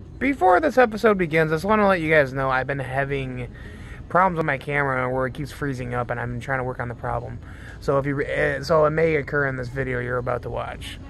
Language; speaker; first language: English; native; English